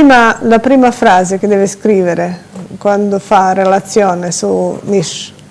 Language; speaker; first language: Italian; non-native, fluent; Serbian